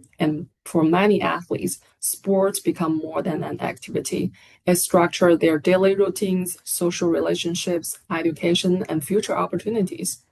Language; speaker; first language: English; non-native, fluent; Chinese